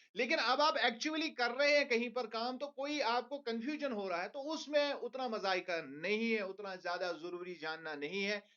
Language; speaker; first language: Urdu; non-native, local second language; Kashmiri